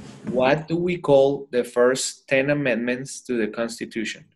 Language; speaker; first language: English; non-native, learner; Spanish